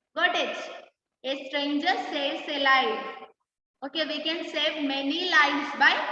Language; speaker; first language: English; non-native, local second language; Malayalam